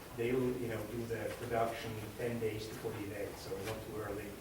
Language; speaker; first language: English; non-native, fluent; Swiss German